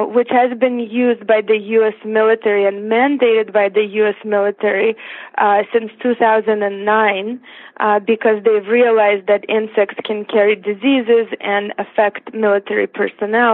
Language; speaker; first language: English; non-native, fluent; Russian